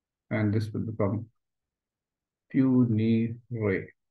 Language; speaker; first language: English; non-native, local second language; Hindi